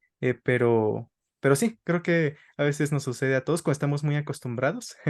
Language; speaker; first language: Spanish; native; Spanish